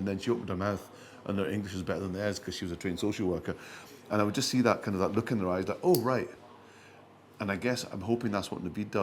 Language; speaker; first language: English; early bilingual, other home language; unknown